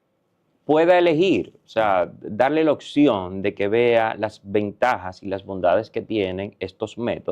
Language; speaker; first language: Spanish; native; Spanish